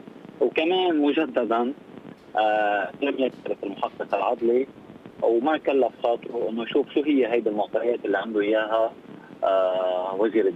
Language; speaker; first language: Arabic; native; Arabic